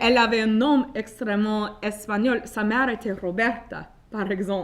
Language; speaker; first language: French; non-native, local second language; English